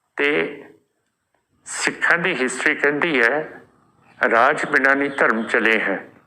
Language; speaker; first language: Punjabi; native; Punjabi